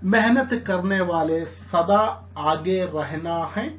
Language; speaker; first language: Hindi; non-native, local second language; Telugu